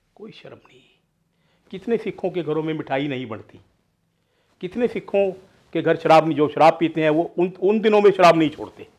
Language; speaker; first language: Hindi; non-native, local second language; Punjabi